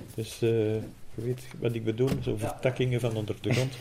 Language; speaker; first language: Dutch; non-native, local second language; French